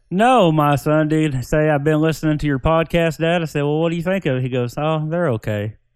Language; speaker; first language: English; native; English